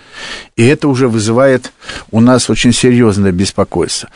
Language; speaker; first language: Russian; native; Russian